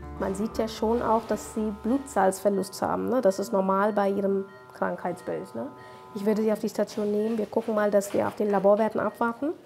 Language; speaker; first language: German; non-native, fluent; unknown